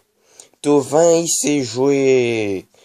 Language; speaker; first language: French; native; French